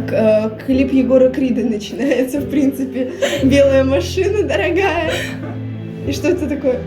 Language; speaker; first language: Russian; native; Russian